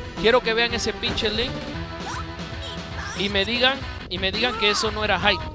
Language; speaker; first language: Spanish; early bilingual, heritage; Spanish